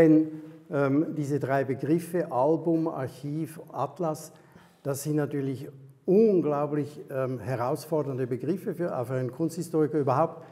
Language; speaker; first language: German; native; German